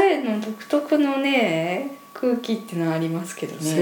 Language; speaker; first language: Japanese; native; Japanese